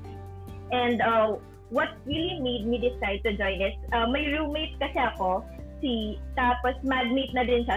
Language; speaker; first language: English; non-native, local second language; Bikol